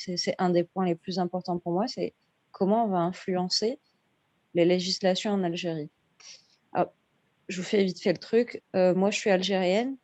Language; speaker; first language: French; non-native, local second language; Arabic